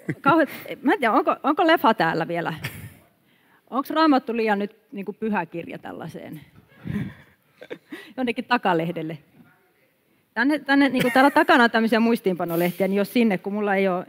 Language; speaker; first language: Finnish; native; Finnish